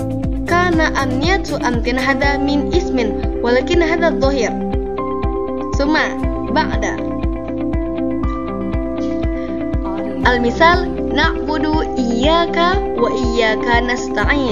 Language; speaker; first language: Arabic; non-native, learner; Indonesian